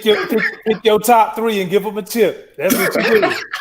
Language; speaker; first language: English; native; English